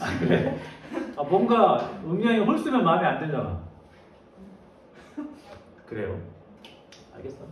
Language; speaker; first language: Korean; native; Korean